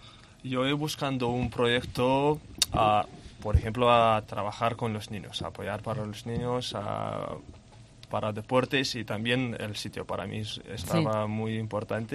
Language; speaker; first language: Spanish; non-native, learner; Lithuanian